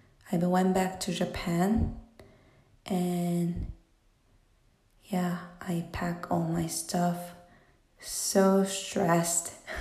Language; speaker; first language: English; non-native, fluent; Japanese